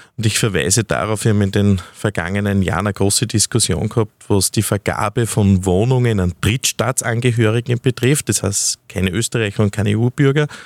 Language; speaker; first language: German; native; German